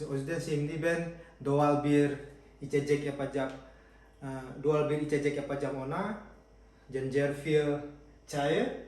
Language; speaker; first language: Turkish; non-native, learner; Indonesian